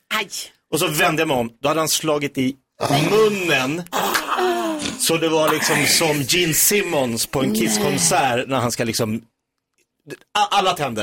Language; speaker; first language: Swedish; native; Swedish